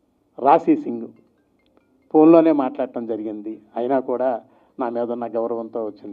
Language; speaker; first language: Telugu; native; Telugu